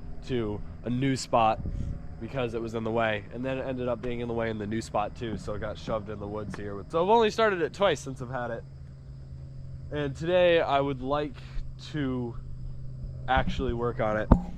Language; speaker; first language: English; native; English